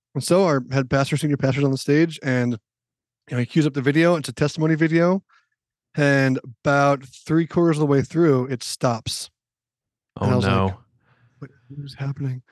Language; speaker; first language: English; native; English